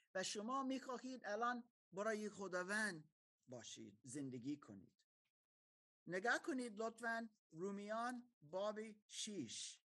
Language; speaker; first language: Persian; non-native, fluent; German